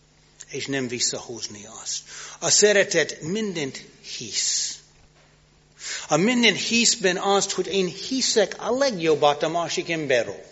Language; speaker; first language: Hungarian; non-native, learner; English